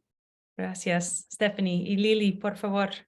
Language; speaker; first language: Spanish; non-native, learner; English